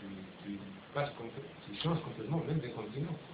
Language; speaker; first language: French; native; French